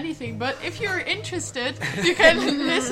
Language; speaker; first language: English; non-native, fluent; Dutch